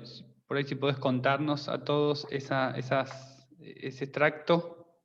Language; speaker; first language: Spanish; native; Spanish